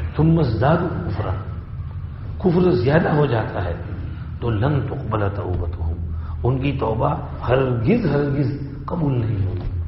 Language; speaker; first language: Urdu; non-native, local second language; Gujarati